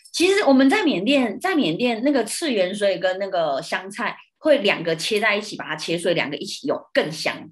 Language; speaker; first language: Chinese; early bilingual, heritage; Chinese